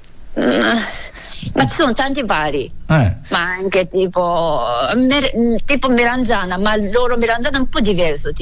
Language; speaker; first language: Italian; non-native, learner; Japanese